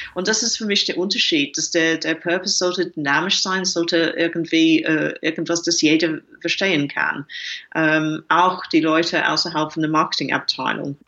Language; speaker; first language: German; non-native, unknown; English